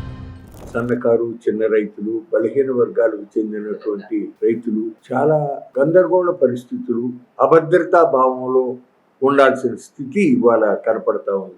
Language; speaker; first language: Telugu; native; Telugu